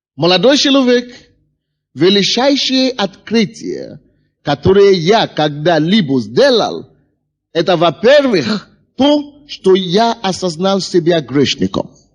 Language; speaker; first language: Russian; non-native, fluent; Yoruba